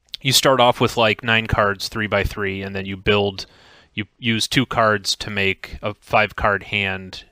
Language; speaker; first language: English; native; English